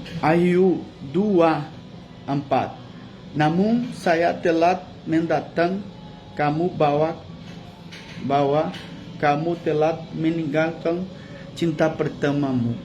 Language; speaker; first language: Indonesian; non-native, learner; Portuguese